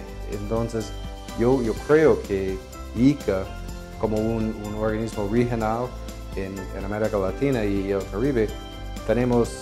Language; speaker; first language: Spanish; non-native, fluent; English